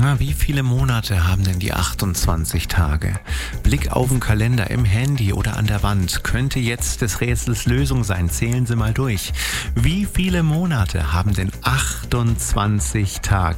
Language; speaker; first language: German; native; German